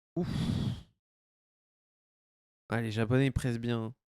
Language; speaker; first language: French; native; French